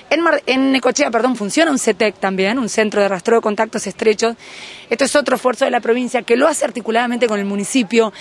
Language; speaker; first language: Spanish; native; Spanish